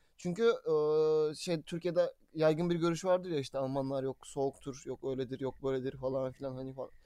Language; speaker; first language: Turkish; native; Turkish